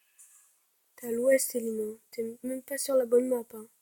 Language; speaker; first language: French; native; French